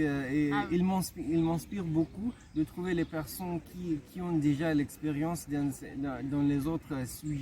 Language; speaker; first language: French; non-native, fluent; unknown